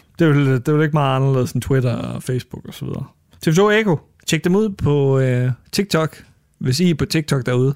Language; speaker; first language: Danish; native; Danish